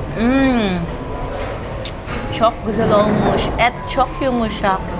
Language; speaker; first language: Turkish; non-native, learner; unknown